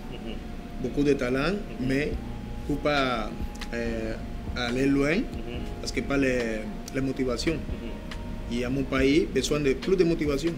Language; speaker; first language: French; non-native, learner; Spanish